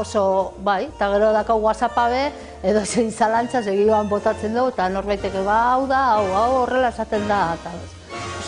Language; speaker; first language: Basque; non-native, local second language; Spanish